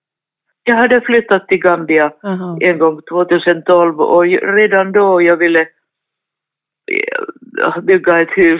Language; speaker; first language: Swedish; non-native, fluent; Finnish